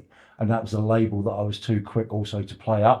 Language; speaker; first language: English; native; English